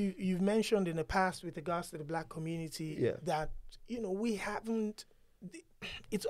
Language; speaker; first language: English; non-native, local second language; Yoruba